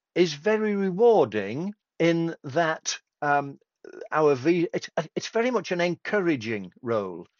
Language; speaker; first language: English; native; English